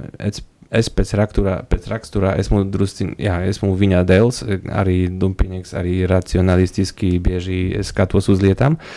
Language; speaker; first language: Latvian; non-native, fluent; Polish